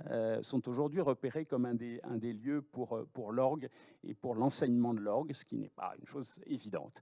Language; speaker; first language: French; native; French